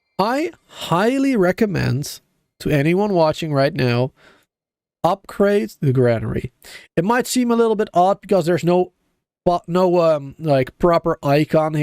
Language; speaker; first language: English; native; English